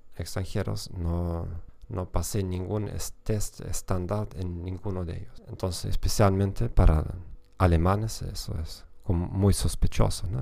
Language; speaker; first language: Spanish; non-native, fluent; German